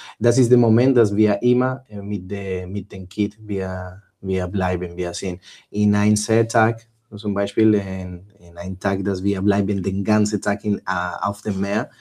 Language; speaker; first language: German; non-native, learner; Spanish